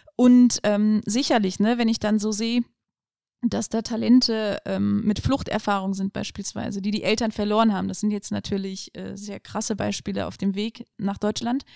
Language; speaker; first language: German; native; German